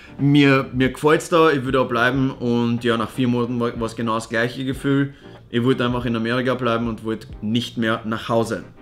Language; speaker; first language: German; native; German